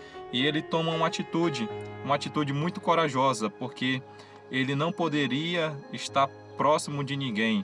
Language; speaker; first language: Portuguese; native; Portuguese